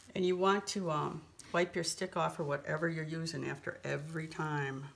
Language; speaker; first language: English; native; English